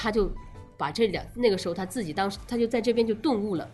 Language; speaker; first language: Chinese; native; Chinese